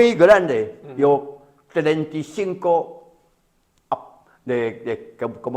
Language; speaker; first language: Spanish; non-native, learner; Chinese